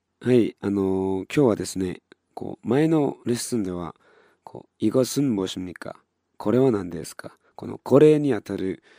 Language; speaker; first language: Japanese; non-native, fluent; Korean